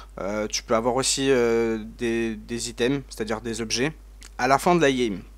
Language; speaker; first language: French; native; French